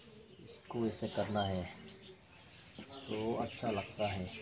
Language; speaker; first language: Hindi; non-native, local second language; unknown